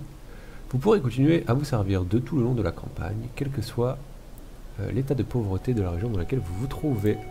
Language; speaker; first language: French; native; French